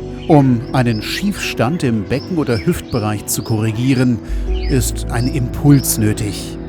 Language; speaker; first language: German; native; German